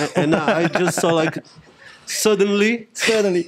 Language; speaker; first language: English; non-native, fluent; Portuguese